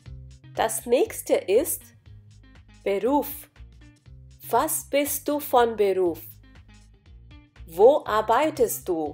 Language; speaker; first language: German; non-native, fluent; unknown